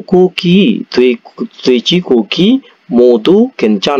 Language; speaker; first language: Korean; non-native, fluent; Indonesian